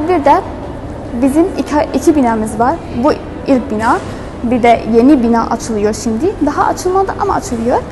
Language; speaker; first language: Turkish; non-native, fluent; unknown